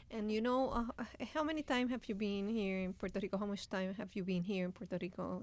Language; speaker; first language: English; non-native, fluent; Spanish